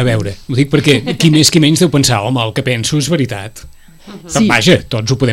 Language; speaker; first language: Catalan; native; Catalan